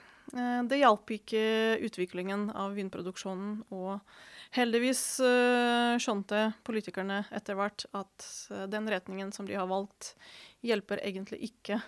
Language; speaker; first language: Norwegian; non-native, fluent; Ukrainian